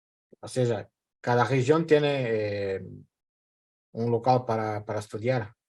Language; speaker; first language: Spanish; non-native, fluent; Portuguese